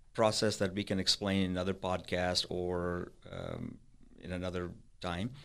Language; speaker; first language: English; non-native, local second language; Urdu